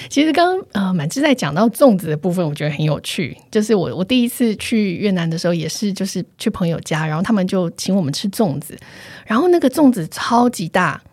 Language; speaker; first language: Chinese; native; Chinese